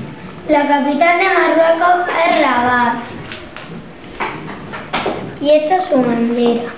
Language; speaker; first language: Spanish; early bilingual, other home language; Arabic